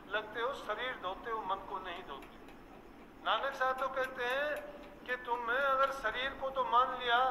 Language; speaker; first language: Hindi; native; Hindi